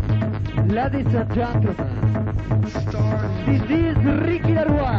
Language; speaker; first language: English; non-native, learner; Italian